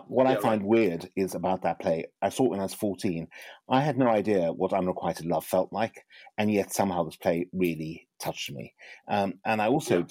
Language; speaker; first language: English; native; English